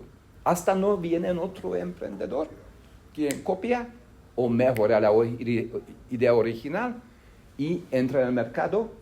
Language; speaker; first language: Spanish; non-native, fluent; Hungarian